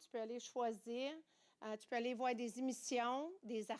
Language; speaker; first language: French; non-native, fluent; English